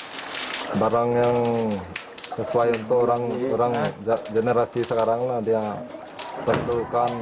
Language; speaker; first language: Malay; non-native, local second language; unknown